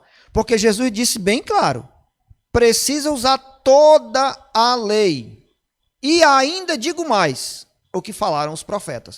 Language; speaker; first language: Portuguese; native; Portuguese